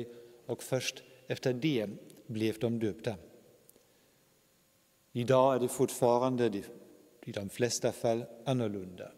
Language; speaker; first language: Swedish; non-native, fluent; German